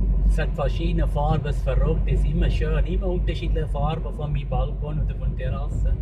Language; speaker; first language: German; non-native, learner; Kannada